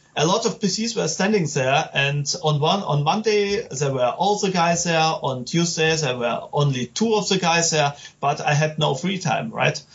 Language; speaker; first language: English; non-native, learner; German